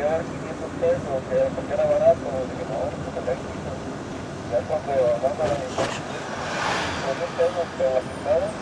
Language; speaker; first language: Spanish; native; Spanish